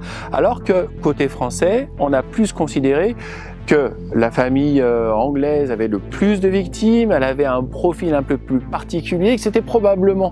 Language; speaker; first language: French; native; French